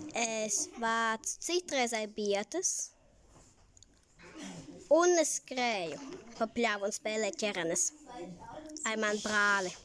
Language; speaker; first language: Latvian; early bilingual, heritage; Latvian